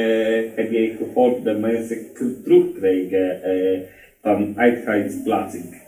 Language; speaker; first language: Dutch; non-native, learner; Polish